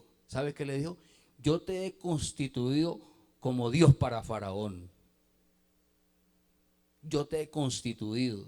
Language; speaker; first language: Spanish; native; Spanish